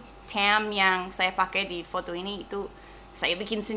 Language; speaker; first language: Indonesian; non-native, fluent; English